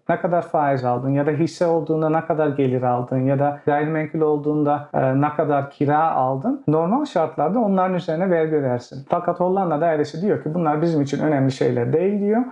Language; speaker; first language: Turkish; early bilingual, heritage; Turkish